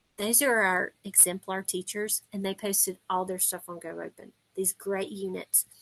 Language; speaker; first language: English; native; English